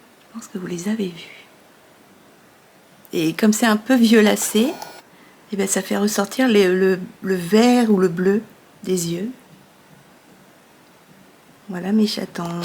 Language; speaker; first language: French; native; French